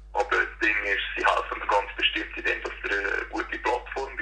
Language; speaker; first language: German; native; German